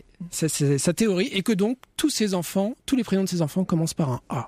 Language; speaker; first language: French; native; French